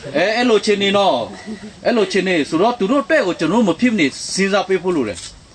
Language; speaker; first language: Burmese; non-native, local second language; Western Kayah